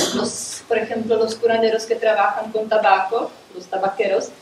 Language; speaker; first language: Spanish; non-native, fluent; Czech